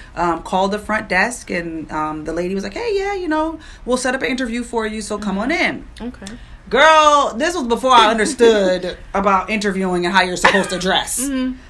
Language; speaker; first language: English; native; English